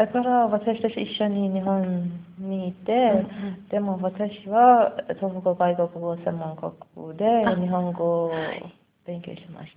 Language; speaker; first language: Japanese; non-native, learner; Persian